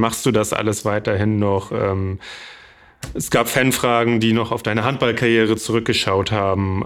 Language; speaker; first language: German; native; German